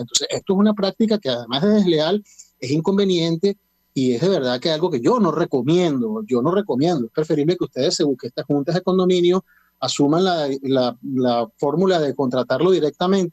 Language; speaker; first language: Spanish; native; Spanish